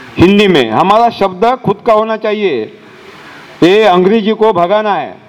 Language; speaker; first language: Hindi; non-native, local second language; Marathi